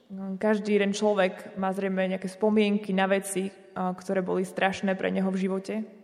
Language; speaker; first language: Slovak; native; Slovak